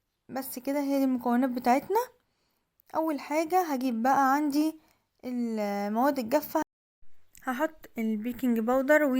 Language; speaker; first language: Arabic; native; Arabic